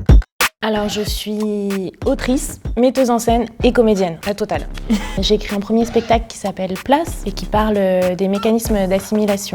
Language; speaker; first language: French; early bilingual, other home language; Arabic